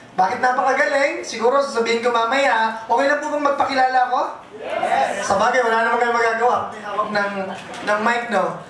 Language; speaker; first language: Filipino; non-native, local second language; Bikol